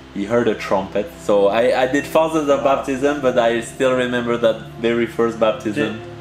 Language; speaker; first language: English; early bilingual, heritage; French